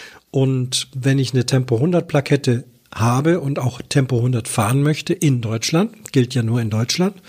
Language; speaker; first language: German; native; German